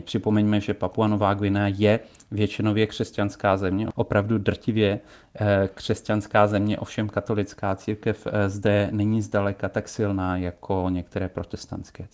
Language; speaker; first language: Czech; native; Czech